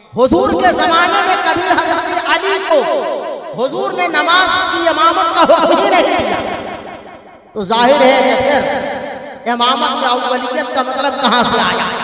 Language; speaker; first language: Urdu; native; Urdu